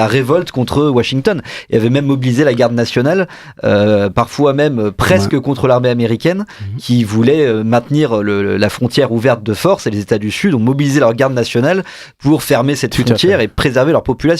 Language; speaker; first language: French; native; French